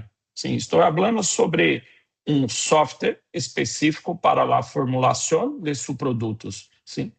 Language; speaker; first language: Portuguese; non-native, fluent; Spanish